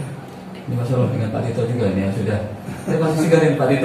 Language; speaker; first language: Indonesian; native; Indonesian